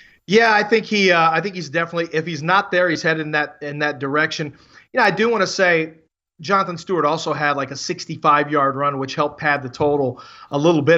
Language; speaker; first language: English; native; English